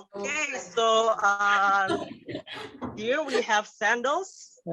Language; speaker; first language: English; non-native, fluent; Indonesian